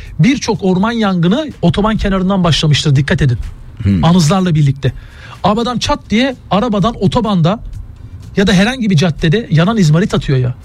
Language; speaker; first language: Turkish; native; Turkish